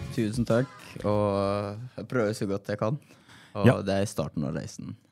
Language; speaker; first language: Norwegian; non-native, fluent; Persian